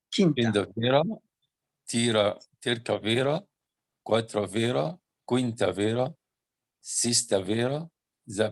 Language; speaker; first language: Portuguese; non-native, learner; Arabic